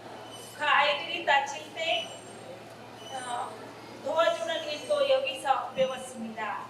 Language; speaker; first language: Korean; non-native, learner; Hindi